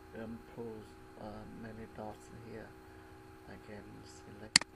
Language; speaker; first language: English; non-native, learner; Vietnamese